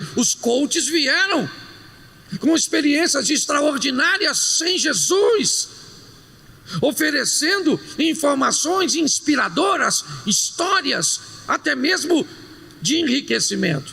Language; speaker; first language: Portuguese; native; Portuguese